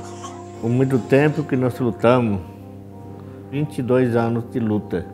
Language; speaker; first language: Portuguese; non-native, local second language; Yanomámi